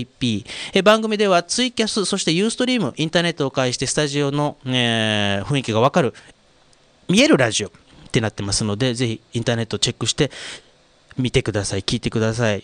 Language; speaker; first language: Japanese; native; Japanese